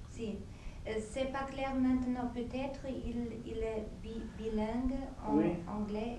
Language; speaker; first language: French; non-native, fluent; German